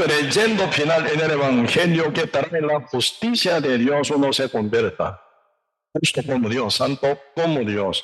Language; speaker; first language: Spanish; non-native, learner; Korean